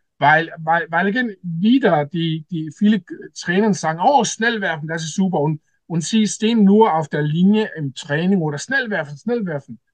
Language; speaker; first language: German; non-native, learner; Danish